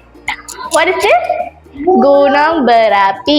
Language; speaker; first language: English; non-native, local second language; Malay